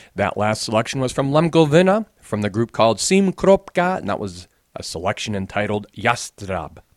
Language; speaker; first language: English; native; English